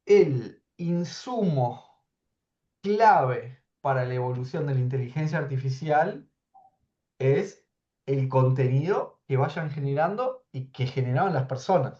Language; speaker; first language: Spanish; native; Spanish